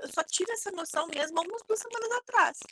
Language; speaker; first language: Portuguese; native; Portuguese